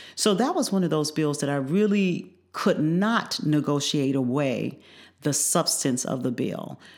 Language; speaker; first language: English; native; English